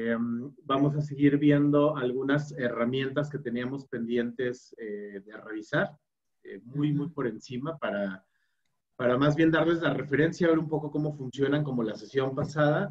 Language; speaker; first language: Spanish; native; Spanish